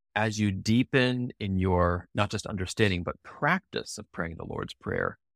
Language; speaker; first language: English; native; English